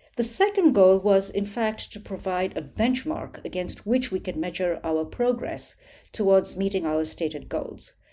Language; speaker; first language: English; non-native, local second language; Hindi